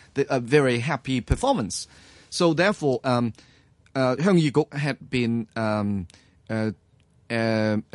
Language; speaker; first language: English; non-native, local second language; Cantonese